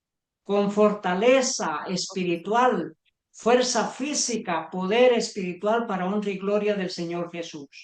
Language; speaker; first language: Spanish; native; Spanish